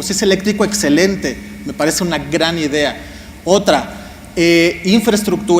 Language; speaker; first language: Spanish; native; Spanish